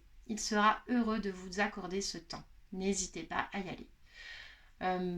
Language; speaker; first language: French; native; French